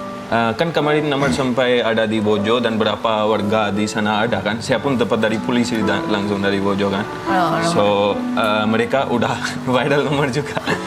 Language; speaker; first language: Indonesian; non-native, fluent; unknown